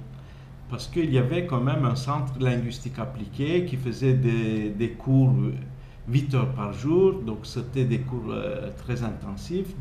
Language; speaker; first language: French; non-native, fluent; Turkish